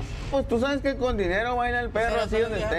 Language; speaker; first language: Spanish; native; Spanish